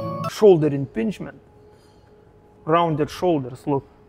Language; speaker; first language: English; non-native, learner; Lithuanian